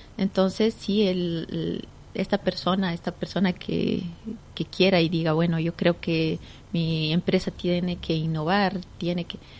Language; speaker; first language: Spanish; native; Spanish